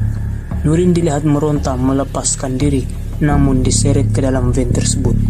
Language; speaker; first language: Malay; native; Malay